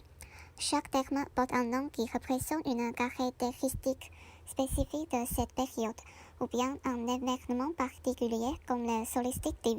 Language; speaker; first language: French; non-native, learner; Chinese